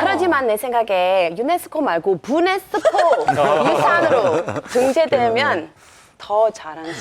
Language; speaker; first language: Korean; non-native, fluent; English